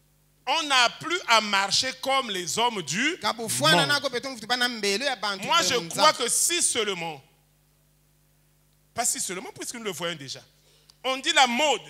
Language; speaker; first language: French; native; French